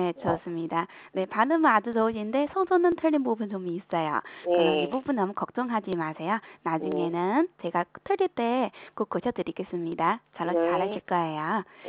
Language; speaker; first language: Korean; non-native, fluent; Chinese